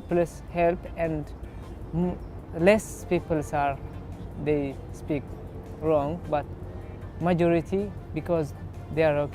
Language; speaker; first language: English; non-native, learner; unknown